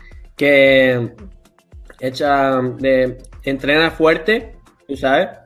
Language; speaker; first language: Spanish; early bilingual, heritage; English